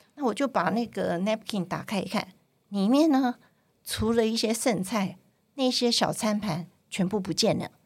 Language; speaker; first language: Chinese; non-native, local second language; Cantonese